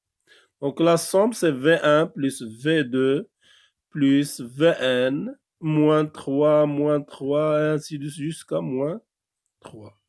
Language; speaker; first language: French; non-native, local second language; Arabic